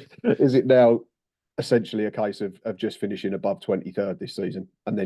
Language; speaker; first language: English; native; English